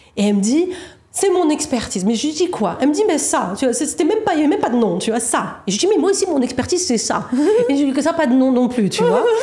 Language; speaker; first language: French; native; French